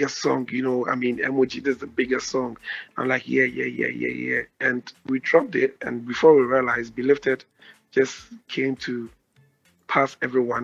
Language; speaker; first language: English; non-native, local second language; Akan